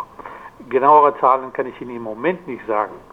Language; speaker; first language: German; non-native, fluent; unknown